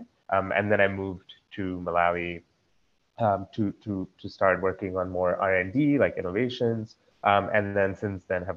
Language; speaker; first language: English; non-native, local second language; Marathi